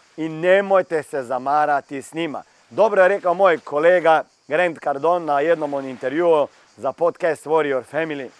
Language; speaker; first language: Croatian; early bilingual, heritage; Croatian